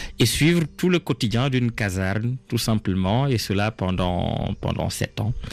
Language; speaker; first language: French; non-native, local second language; Serer